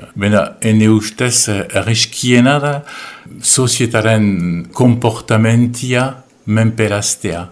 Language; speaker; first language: Basque; native; Basque